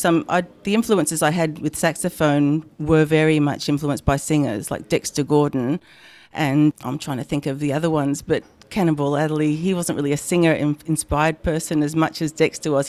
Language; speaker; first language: English; native; English